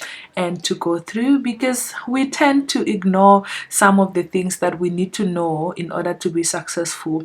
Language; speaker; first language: English; non-native, local second language; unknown